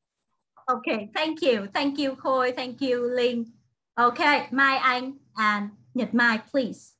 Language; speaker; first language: English; non-native, fluent; Vietnamese